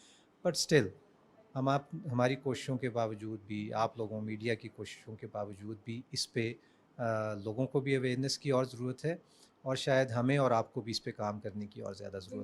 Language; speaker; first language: Urdu; native; Urdu